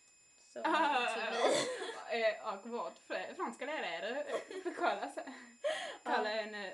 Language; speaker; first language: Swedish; non-native, learner; German